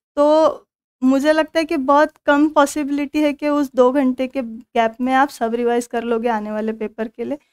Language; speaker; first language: Hindi; non-native, local second language; Marathi